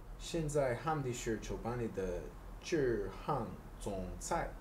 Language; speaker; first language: Chinese; non-native, learner; English